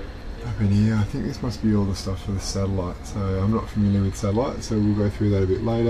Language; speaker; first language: English; native; English